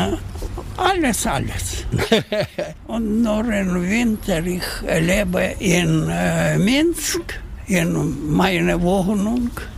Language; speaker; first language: German; non-native, learner; Russian